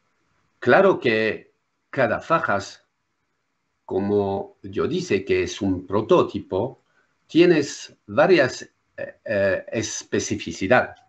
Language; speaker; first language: Spanish; non-native, learner; French